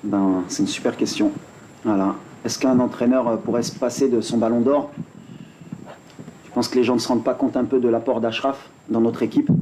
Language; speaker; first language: French; native; French